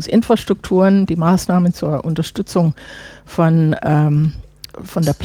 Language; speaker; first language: German; non-native, fluent; English